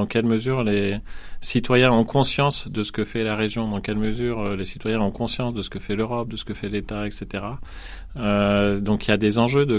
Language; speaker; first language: French; native; French